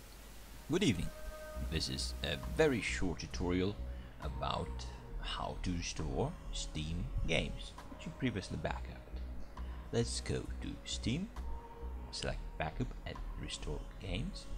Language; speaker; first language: English; non-native, fluent; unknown